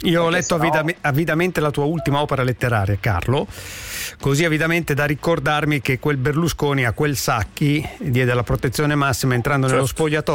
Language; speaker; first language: Italian; native; Italian